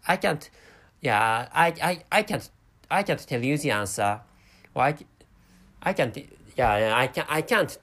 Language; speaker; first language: English; non-native, fluent; Japanese